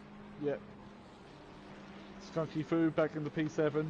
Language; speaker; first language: English; native; English